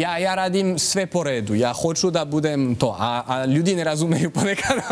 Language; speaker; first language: Serbian; non-native, learner; French